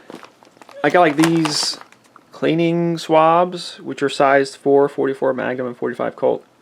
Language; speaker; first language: English; native; English